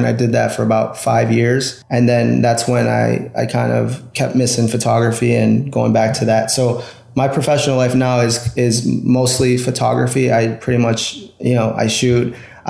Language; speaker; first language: English; native; English